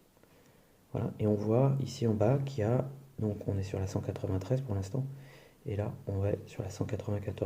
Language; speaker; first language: French; native; French